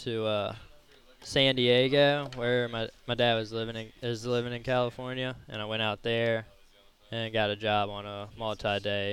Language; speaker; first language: English; native; English